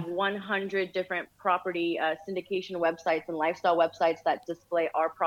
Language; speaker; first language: English; native; English